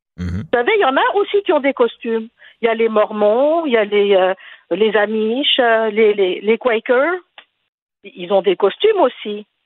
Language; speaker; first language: French; non-native, local second language; Arabic